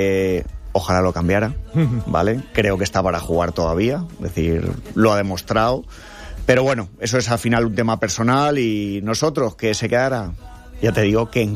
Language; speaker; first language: Spanish; native; Spanish